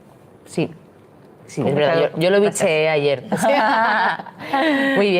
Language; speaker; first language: Spanish; native; Spanish